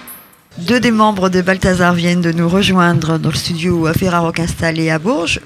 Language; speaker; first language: French; native; French